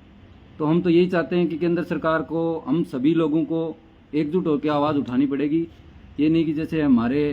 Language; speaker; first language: Hindi; native; Hindi